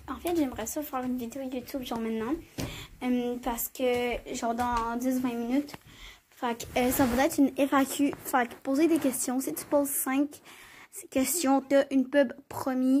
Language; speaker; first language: French; native; French